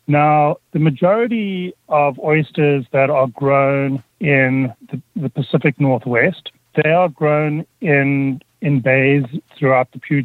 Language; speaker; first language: English; native; English